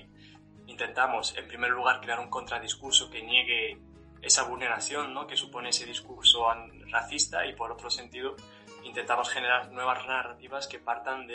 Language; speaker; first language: Spanish; native; Spanish